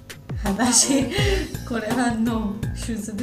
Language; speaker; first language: Japanese; non-native, learner; Georgian